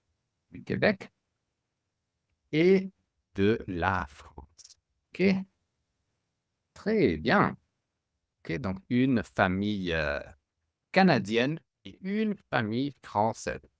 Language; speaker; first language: French; non-native, fluent; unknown